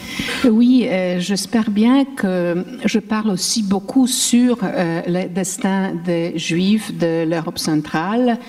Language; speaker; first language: French; non-native, fluent; Polish